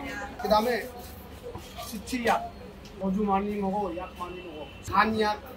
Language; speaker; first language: Korean; non-native, learner; Hindi